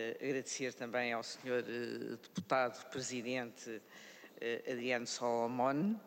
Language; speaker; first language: Portuguese; native; Portuguese